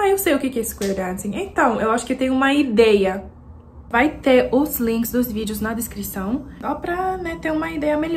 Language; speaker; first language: Portuguese; non-native, fluent; French